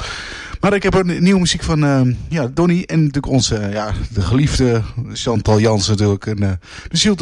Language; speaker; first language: Dutch; native; Dutch